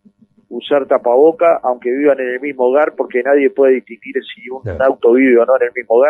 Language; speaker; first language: Spanish; native; Spanish